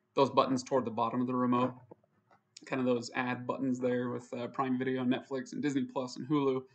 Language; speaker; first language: English; native; English